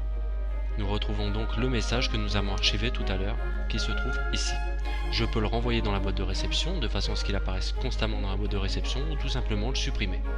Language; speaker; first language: French; native; French